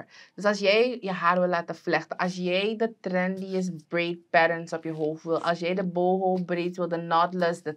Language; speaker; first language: Dutch; native; Dutch